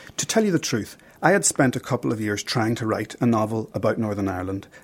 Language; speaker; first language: English; native; English